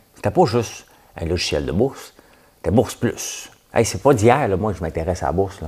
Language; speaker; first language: French; native; French